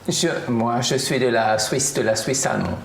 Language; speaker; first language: French; non-native, fluent; German